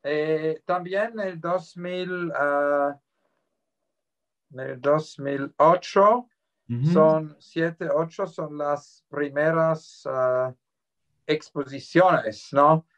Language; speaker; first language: Spanish; non-native, fluent; Swiss German